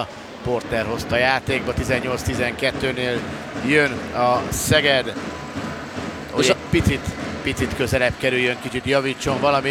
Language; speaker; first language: Hungarian; native; Hungarian